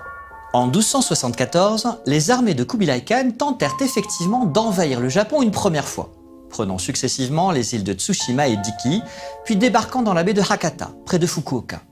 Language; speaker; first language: French; native; French